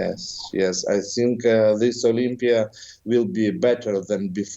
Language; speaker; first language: English; non-native, learner; Ukrainian